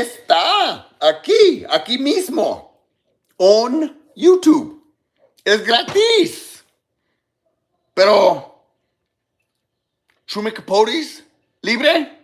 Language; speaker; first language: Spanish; non-native, learner; English